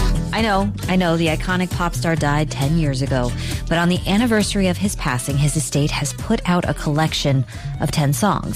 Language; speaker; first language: English; native; English